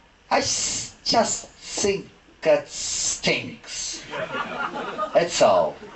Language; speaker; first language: English; non-native, fluent; Russian